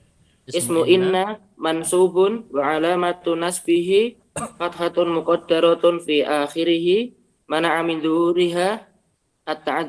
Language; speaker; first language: Arabic; non-native, learner; Indonesian